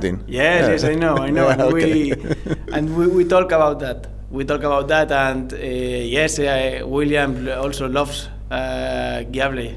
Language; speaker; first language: English; non-native, learner; Spanish